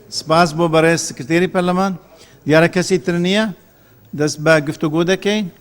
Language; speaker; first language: Central Kurdish; non-native, local second language; Kurdish